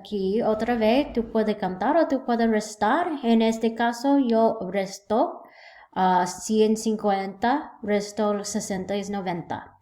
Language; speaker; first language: Spanish; non-native, learner; English